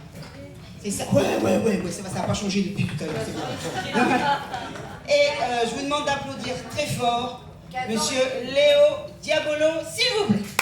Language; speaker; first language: French; native; French